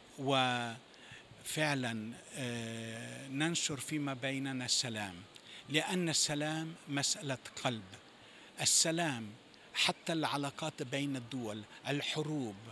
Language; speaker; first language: Arabic; non-native, fluent; Italian